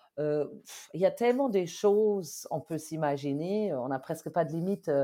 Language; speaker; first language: French; non-native, fluent; German